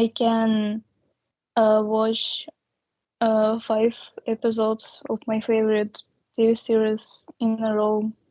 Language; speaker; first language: English; non-native, learner; Russian